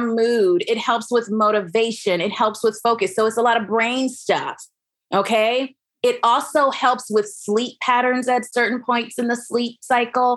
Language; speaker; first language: English; native; English